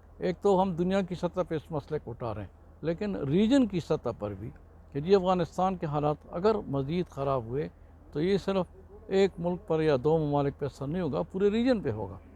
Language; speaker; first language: Urdu; non-native, local second language; Pashto